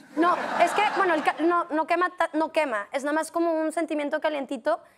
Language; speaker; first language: Spanish; native; Spanish